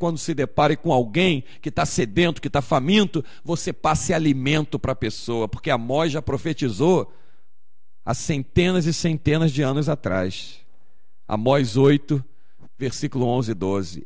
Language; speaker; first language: Portuguese; native; Portuguese